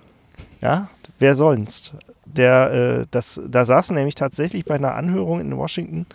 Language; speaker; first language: German; native; German